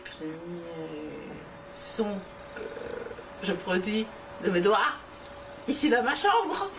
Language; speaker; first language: French; non-native, fluent; Spanish